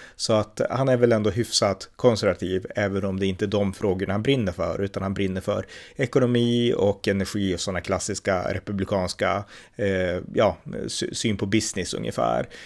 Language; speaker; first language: Swedish; native; Swedish